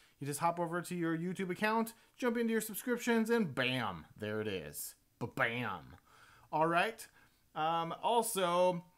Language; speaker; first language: English; native; English